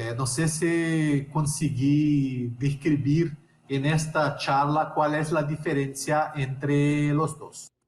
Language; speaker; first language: Spanish; non-native, fluent; Portuguese